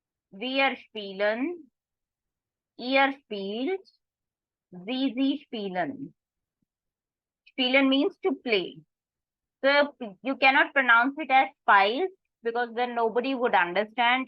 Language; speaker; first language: German; non-native, learner; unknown